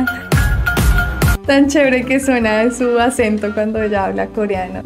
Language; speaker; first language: Spanish; native; Spanish